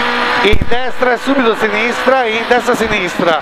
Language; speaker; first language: Italian; native; Italian